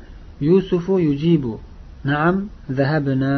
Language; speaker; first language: Arabic; non-native, fluent; Uzbek